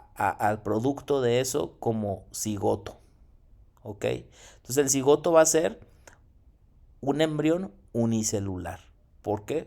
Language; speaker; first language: Spanish; native; Spanish